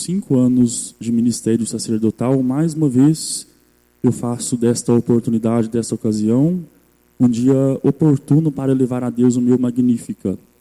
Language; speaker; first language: Portuguese; native; Portuguese